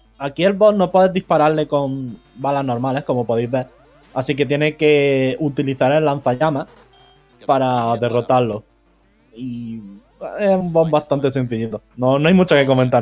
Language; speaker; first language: Spanish; native; Spanish